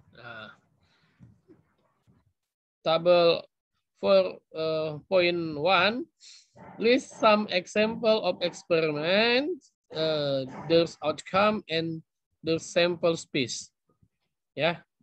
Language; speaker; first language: English; non-native, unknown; Indonesian